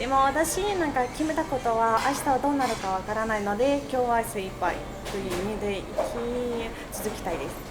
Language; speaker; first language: Japanese; non-native, fluent; Russian